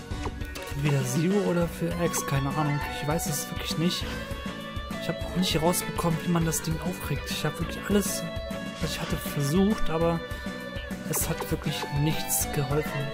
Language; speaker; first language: German; native; German